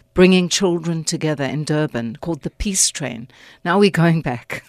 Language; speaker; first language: English; native; English